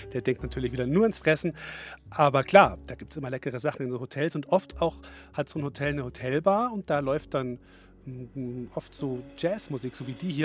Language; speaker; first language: German; native; German